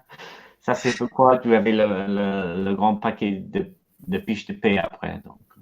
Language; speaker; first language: French; non-native, learner; English